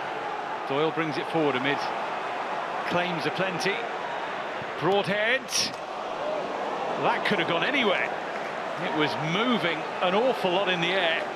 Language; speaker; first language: English; native; English